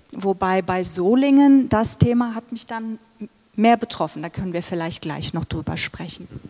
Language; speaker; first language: German; early bilingual, other home language; Turkish